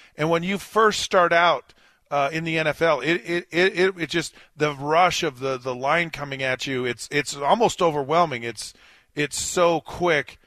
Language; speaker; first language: English; native; English